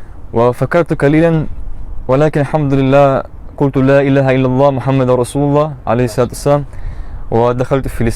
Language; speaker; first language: Arabic; non-native, learner; German